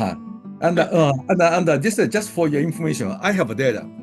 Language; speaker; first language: English; non-native, learner; Japanese